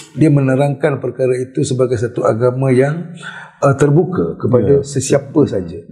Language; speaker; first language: Malay; non-native, local second language; Tamil